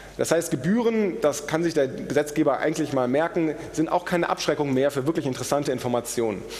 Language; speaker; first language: German; native; German